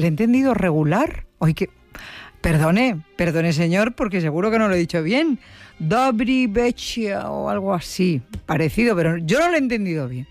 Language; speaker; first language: Spanish; native; Spanish